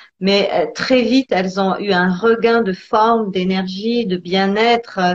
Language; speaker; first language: French; early bilingual, other home language; Italian